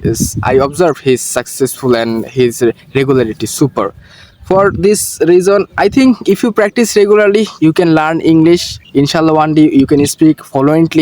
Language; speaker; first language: English; non-native, learner; Bangla